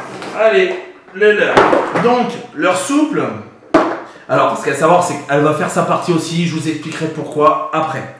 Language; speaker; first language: French; native; French